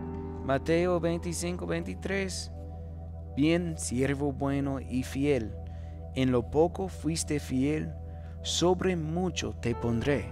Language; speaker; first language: Spanish; non-native, fluent; English